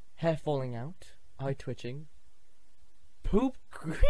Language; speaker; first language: English; native; English